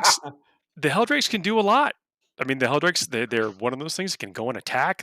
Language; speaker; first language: English; native; English